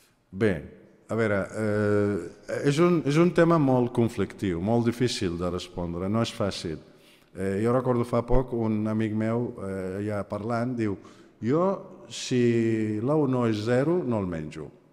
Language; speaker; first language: Catalan; non-native, fluent; Aramaic